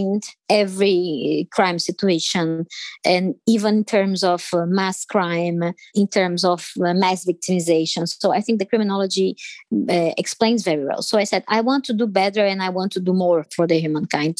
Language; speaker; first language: English; non-native, fluent; Portuguese